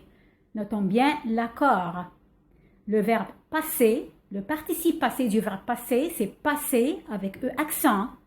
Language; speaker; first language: French; non-native, fluent; Arabic